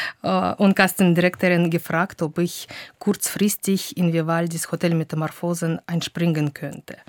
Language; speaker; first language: German; non-native, fluent; Russian